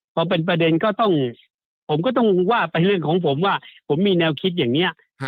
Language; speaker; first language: Thai; native; Thai